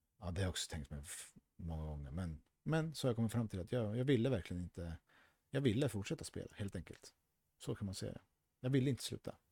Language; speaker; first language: Swedish; early bilingual, other home language; Spanish